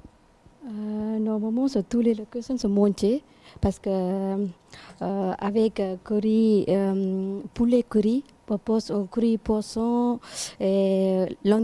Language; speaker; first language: French; non-native, learner; Tamil